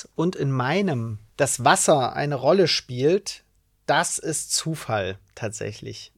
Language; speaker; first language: German; native; German